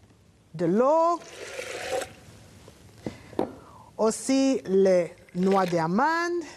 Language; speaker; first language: French; non-native, learner; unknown